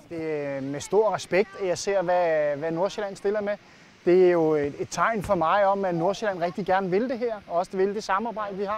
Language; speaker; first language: Danish; native; Danish